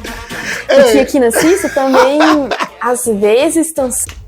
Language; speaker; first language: Portuguese; non-native, fluent; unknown